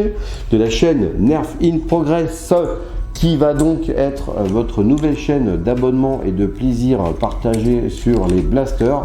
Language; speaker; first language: French; native; French